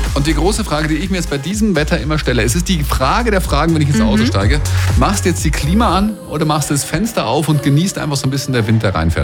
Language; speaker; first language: German; native; German